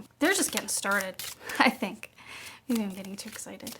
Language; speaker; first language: English; native; English